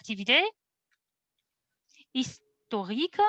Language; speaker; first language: French; non-native, fluent; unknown